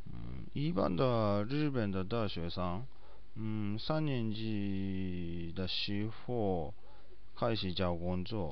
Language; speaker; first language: Chinese; non-native, learner; Japanese